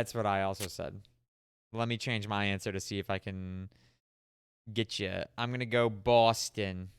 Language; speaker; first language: English; native; English